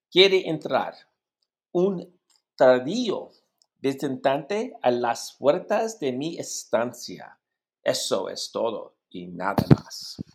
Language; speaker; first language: Spanish; non-native, learner; English